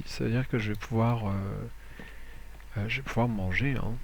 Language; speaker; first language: French; native; French